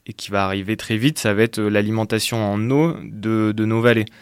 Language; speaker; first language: French; native; French